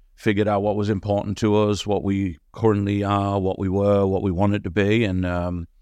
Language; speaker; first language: English; native; English